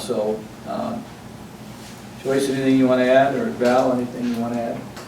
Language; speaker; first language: English; native; English